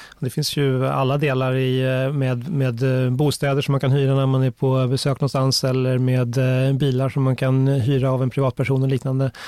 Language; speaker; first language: Swedish; native; Swedish